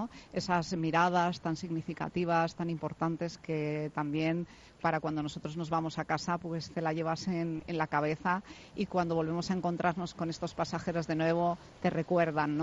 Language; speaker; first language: Spanish; native; Spanish